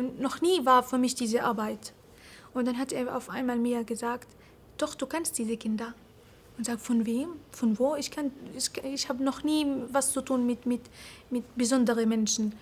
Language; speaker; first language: German; non-native, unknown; Arabic